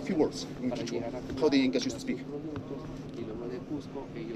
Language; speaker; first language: English; non-native, fluent; Spanish